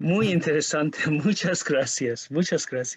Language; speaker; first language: Spanish; non-native, learner; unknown